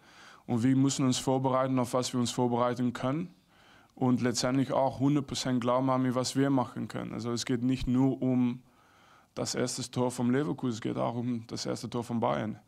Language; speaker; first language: German; non-native, fluent; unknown